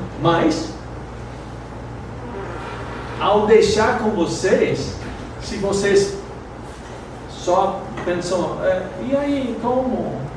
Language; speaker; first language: Portuguese; non-native, fluent; English